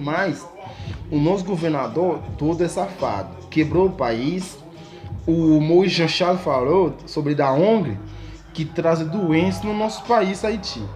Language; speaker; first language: Portuguese; non-native, learner; Haitian Creole